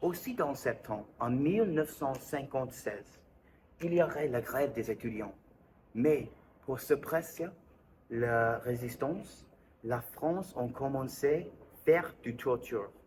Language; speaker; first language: French; non-native, learner; English